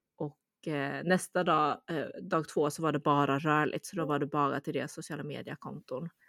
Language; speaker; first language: Swedish; early bilingual, other home language; Chinese